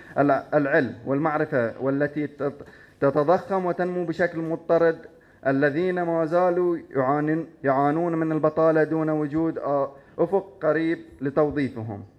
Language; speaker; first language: Arabic; native; Arabic